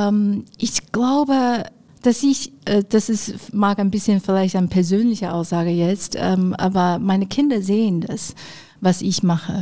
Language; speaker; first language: German; non-native, fluent; Chinese